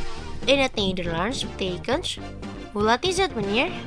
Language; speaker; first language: Dutch; non-native, learner; Indonesian